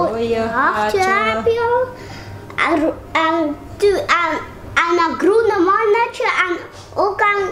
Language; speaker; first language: Dutch; early bilingual, heritage; Dutch